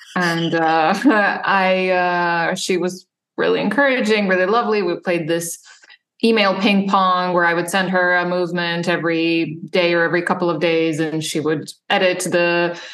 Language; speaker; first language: English; non-native, fluent; Serbian